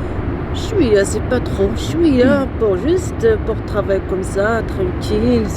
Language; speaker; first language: French; non-native, learner; Arabic